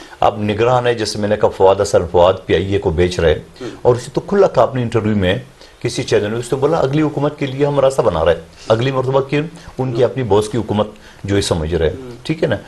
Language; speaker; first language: Urdu; non-native, local second language; Pashto